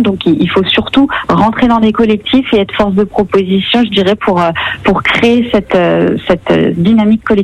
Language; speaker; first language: French; native; French